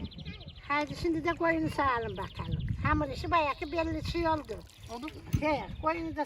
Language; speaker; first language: Turkish; native; Turkish